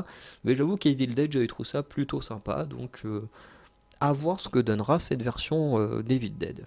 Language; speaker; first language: French; native; French